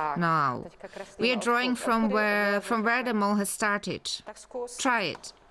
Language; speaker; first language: English; non-native, fluent; Czech